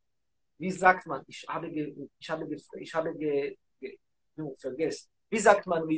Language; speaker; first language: German; non-native, learner; Hebrew